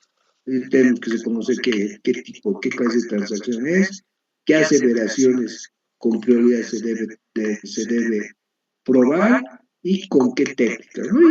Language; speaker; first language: Spanish; native; Spanish